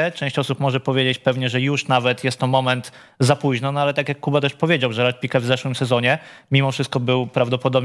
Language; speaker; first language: Polish; native; Polish